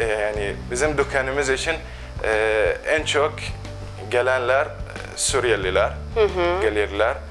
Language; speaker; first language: Turkish; non-native, local second language; Arabic